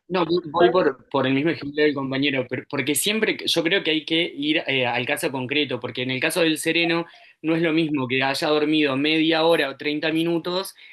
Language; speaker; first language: Spanish; native; Spanish